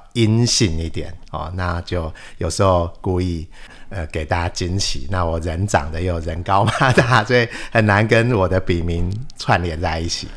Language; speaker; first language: Chinese; native; Chinese